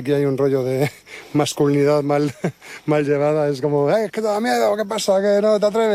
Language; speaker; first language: Spanish; native; Spanish